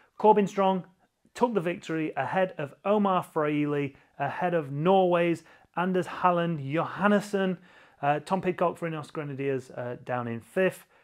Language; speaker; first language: English; native; English